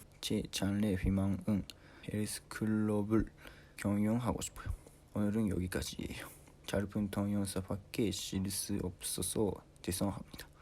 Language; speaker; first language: Korean; non-native, learner; Japanese